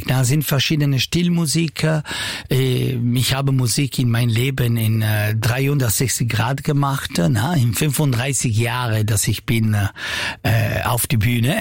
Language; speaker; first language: German; non-native, learner; Italian